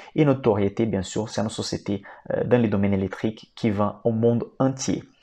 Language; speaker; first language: French; non-native, fluent; Portuguese